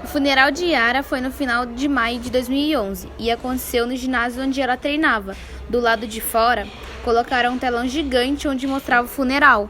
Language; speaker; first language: Portuguese; native; Portuguese